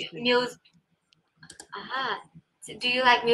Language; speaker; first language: English; non-native, learner; Vietnamese